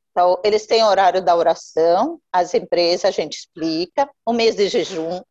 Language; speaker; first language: Portuguese; non-native, fluent; Arabic